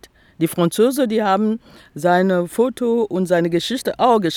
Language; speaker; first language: German; non-native, fluent; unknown